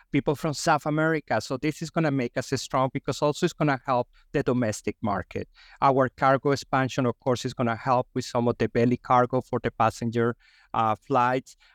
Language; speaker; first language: English; non-native, fluent; Spanish